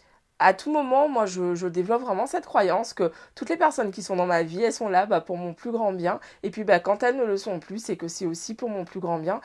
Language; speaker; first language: French; native; French